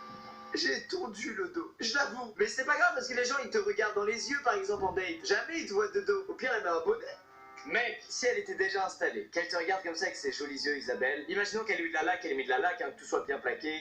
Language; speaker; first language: French; native; French